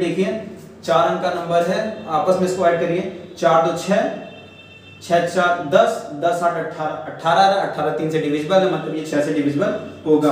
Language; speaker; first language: Hindi; native; Hindi